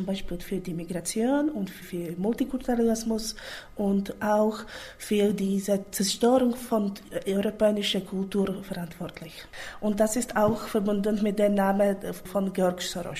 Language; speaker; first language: German; non-native, fluent; Czech